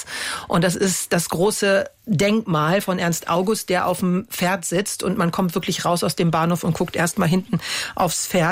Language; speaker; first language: German; native; German